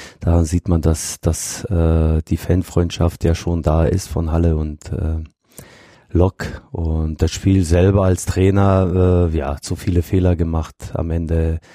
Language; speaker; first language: German; non-native, fluent; Bosnian